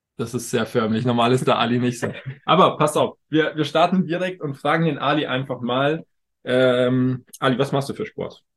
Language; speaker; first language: German; native; German